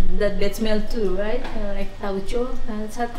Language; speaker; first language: English; non-native, learner; Indonesian